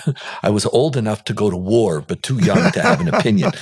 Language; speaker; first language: English; non-native, fluent; Hebrew